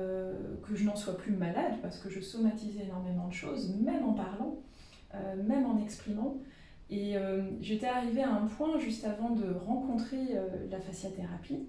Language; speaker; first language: French; native; French